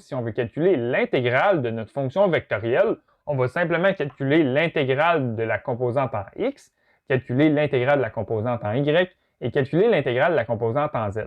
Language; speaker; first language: French; native; French